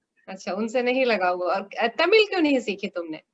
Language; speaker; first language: Hindi; native; Hindi